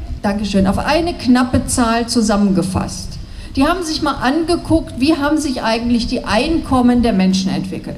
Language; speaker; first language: German; native; German